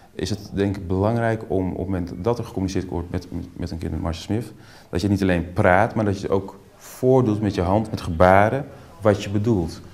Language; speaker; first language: Dutch; native; Dutch